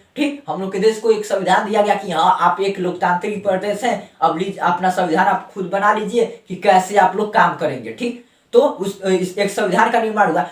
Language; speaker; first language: Hindi; native; Hindi